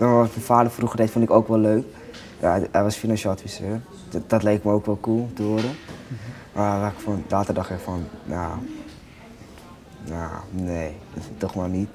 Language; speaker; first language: Dutch; native; Dutch